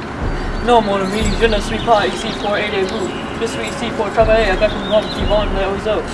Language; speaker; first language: French; non-native, learner; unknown